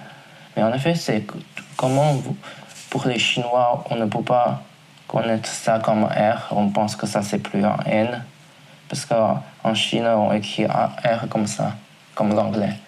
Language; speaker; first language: French; non-native, learner; Chinese